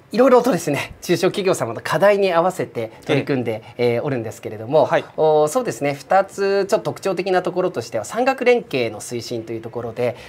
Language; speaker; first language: Japanese; native; Japanese